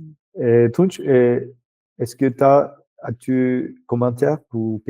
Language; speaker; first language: French; non-native, learner; Turkish